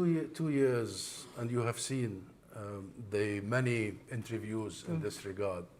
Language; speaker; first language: English; non-native, fluent; Arabic